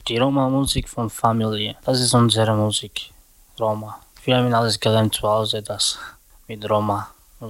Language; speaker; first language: German; non-native, learner; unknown